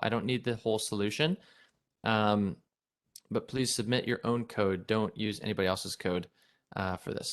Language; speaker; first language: English; native; English